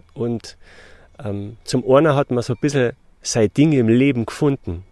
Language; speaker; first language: German; native; German